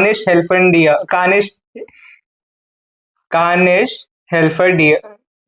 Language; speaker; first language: German; non-native, learner; Hindi